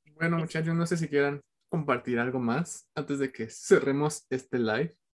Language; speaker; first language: Spanish; native; Spanish